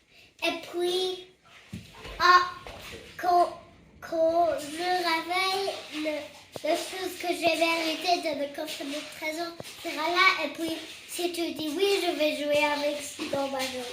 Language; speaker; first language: French; early bilingual, heritage; English